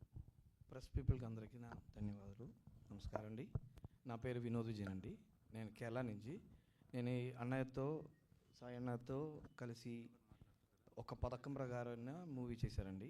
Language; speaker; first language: Telugu; non-native, learner; Malayalam